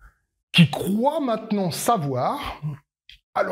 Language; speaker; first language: French; native; French